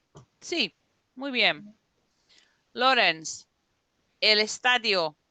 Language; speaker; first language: Spanish; non-native, fluent; English